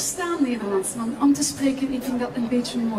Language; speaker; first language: Dutch; early bilingual, heritage; French